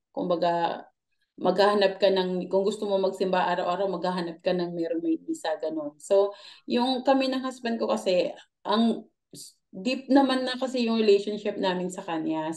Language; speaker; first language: Filipino; non-native, local second language; Hiligaynon